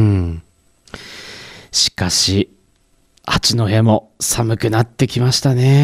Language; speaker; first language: Japanese; native; Japanese